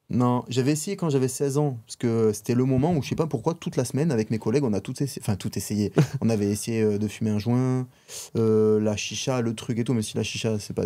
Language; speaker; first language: French; native; French